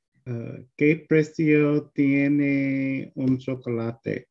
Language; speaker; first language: Spanish; non-native, learner; English